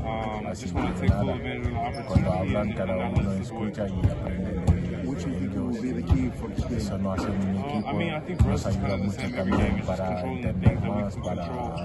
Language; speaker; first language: Spanish; non-native, fluent; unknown